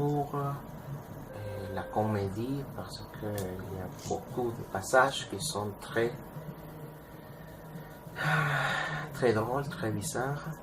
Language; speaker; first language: French; non-native, learner; Spanish